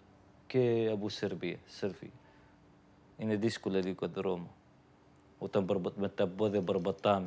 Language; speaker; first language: Greek; non-native, learner; Arabic